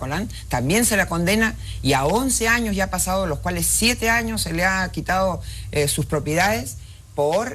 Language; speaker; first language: Spanish; native; Spanish